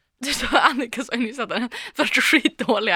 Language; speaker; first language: Swedish; native; Swedish